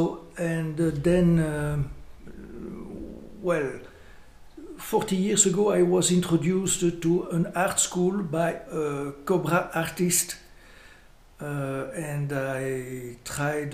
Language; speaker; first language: English; non-native, fluent; French